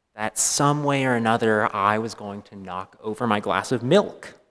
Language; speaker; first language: English; native; English